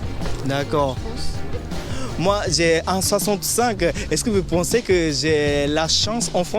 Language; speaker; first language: French; non-native, learner; Japanese